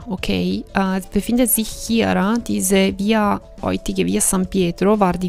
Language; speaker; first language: German; non-native, fluent; Italian